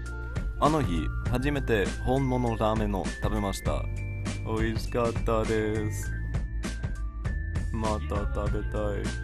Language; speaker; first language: Japanese; non-native, learner; English